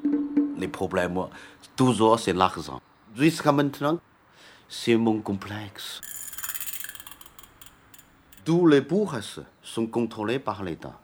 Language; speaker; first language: French; non-native, learner; Chinese